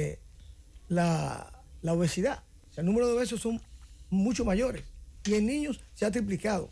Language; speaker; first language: Spanish; native; Spanish